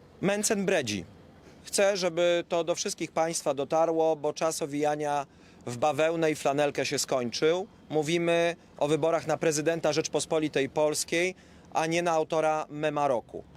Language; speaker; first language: Polish; native; Polish